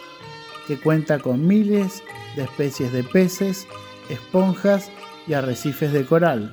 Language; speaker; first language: Spanish; non-native, fluent; Indonesian